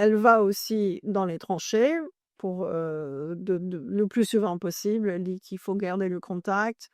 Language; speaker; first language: French; non-native, fluent; English